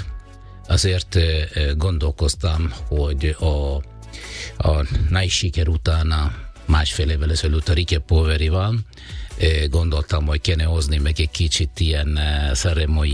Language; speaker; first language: Hungarian; non-native, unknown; Italian